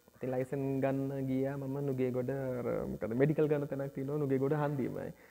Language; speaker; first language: Sinhala; early bilingual, other home language; Nepali